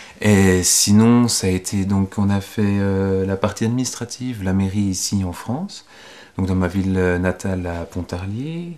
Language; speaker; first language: French; native; French